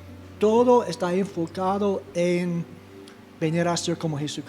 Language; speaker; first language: Spanish; non-native, fluent; English